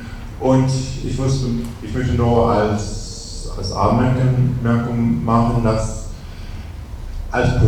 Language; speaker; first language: German; non-native, fluent; English